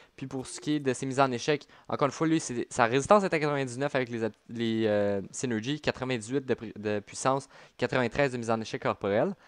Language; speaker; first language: French; native; French